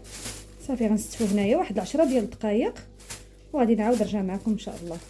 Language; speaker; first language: Arabic; native; Arabic